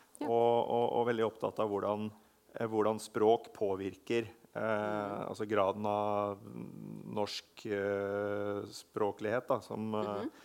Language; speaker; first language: Norwegian; native; Norwegian